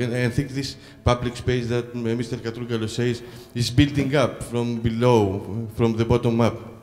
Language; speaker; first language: English; non-native, fluent; Greek